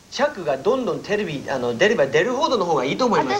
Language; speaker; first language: Japanese; non-native, fluent; English